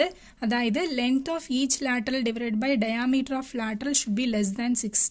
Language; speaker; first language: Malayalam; native; Malayalam